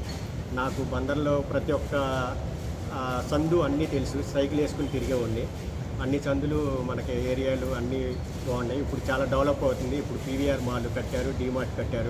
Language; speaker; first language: Telugu; native; Telugu